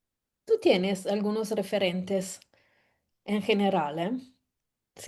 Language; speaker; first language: Spanish; non-native, fluent; Italian